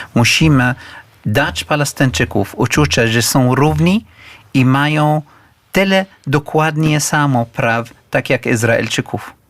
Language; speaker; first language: Polish; non-native, learner; Arabic